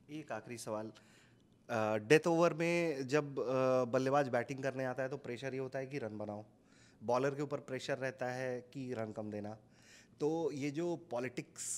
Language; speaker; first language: Hindi; native; Hindi